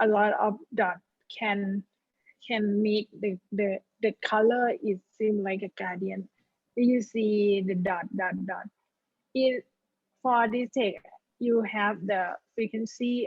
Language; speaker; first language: English; non-native, learner; Thai